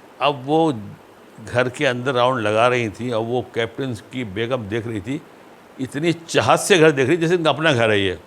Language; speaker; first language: Urdu; native; Urdu